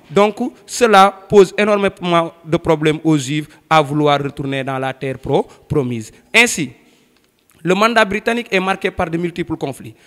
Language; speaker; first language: French; non-native, local second language; Wolof